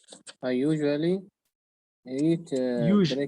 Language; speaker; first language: English; non-native, learner; Arabic